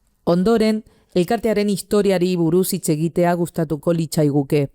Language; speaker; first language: Basque; non-native, fluent; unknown